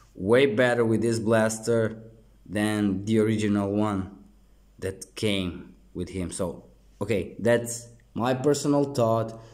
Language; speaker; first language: English; non-native, fluent; Croatian